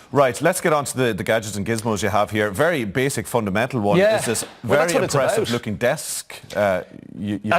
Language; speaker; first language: English; native; English